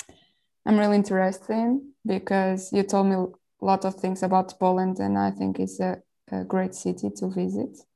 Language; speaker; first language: English; non-native, local second language; Portuguese